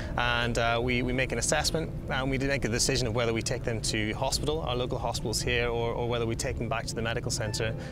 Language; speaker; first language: English; native; English